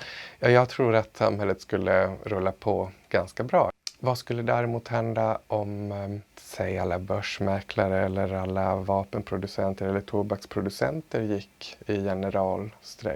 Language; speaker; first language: Swedish; native; Swedish